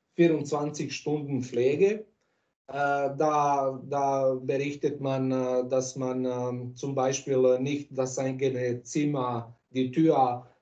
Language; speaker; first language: German; non-native, fluent; Croatian